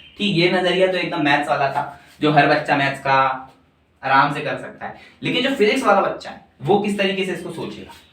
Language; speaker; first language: Hindi; native; Hindi